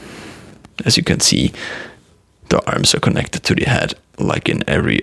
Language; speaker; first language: English; non-native, fluent; German